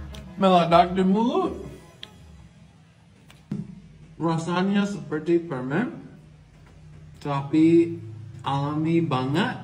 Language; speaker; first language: Indonesian; non-native, learner; English